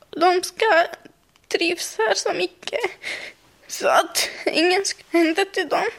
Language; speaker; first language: Swedish; non-native, learner; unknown